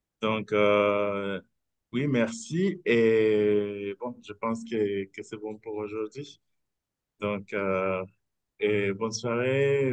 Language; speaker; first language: French; non-native, fluent; Spanish